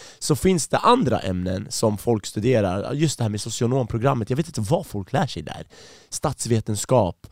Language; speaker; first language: Swedish; early bilingual, other home language; Persian